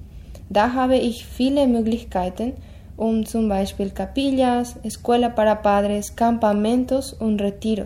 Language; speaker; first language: German; non-native, fluent; Spanish